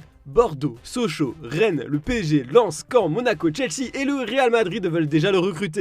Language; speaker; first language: French; native; French